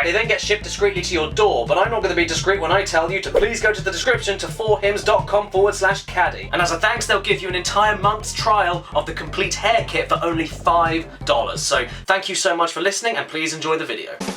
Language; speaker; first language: English; native; English